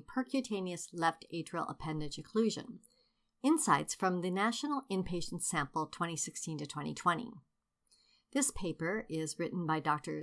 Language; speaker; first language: English; native; English